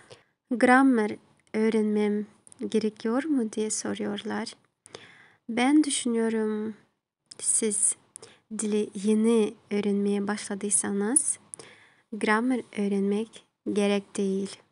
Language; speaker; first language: Turkish; non-native, learner; Kazakh